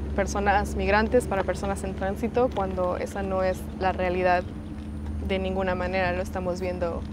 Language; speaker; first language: Spanish; native; Spanish